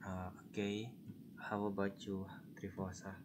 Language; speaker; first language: English; non-native, learner; Indonesian